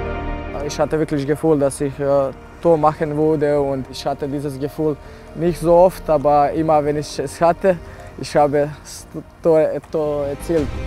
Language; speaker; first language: German; non-native, fluent; Serbian